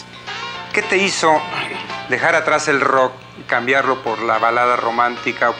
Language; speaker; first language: Spanish; native; Spanish